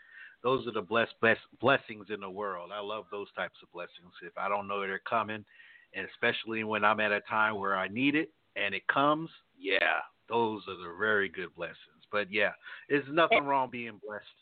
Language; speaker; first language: English; native; English